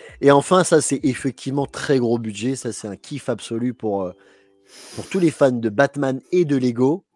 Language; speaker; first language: French; native; French